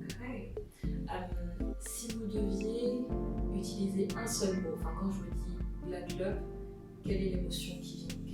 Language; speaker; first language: French; native; French